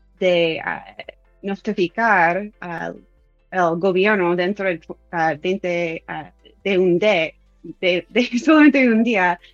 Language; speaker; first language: Spanish; non-native, fluent; English